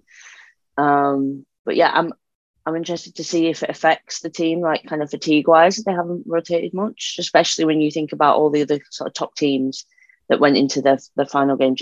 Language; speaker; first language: English; native; English